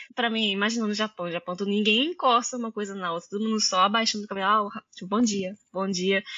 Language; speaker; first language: Portuguese; early bilingual, heritage; Japanese